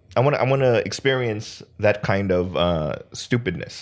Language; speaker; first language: English; early bilingual, other home language; Korean